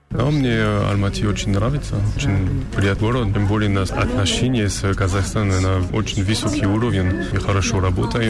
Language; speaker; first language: Russian; non-native, learner; French